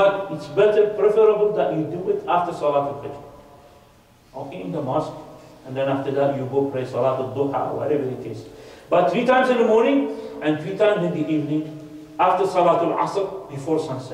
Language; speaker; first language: English; non-native, fluent; Arabic